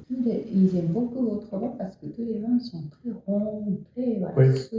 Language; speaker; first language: French; non-native, fluent; Japanese